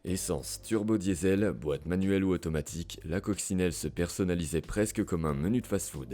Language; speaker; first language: French; native; French